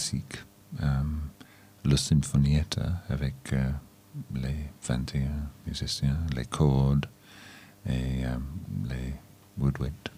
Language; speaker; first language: French; non-native, learner; English